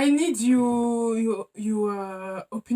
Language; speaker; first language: English; non-native, learner; French